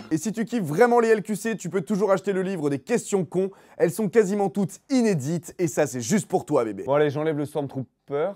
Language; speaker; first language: French; native; French